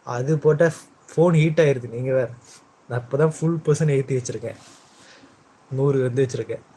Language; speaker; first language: Tamil; early bilingual, heritage; Tamil